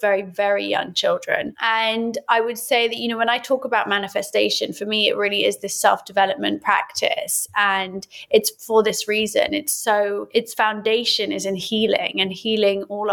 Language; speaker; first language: English; native; English